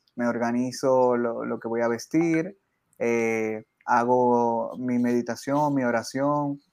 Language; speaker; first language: Spanish; native; Spanish